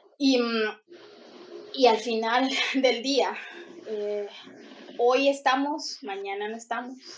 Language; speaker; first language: Spanish; native; Spanish